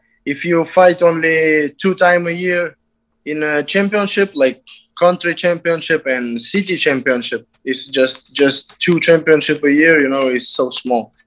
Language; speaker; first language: English; non-native, learner; Azerbaijani